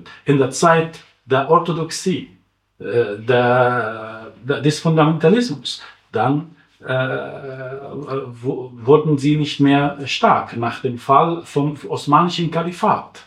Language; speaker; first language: German; non-native, fluent; Arabic